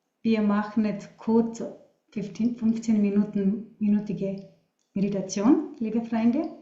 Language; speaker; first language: German; non-native, learner; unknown